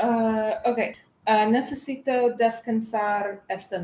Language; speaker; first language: Spanish; non-native, learner; English